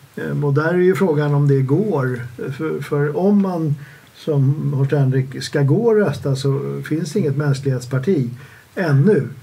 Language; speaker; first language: Swedish; native; Swedish